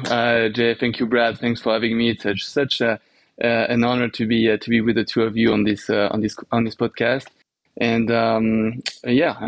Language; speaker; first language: English; non-native, fluent; French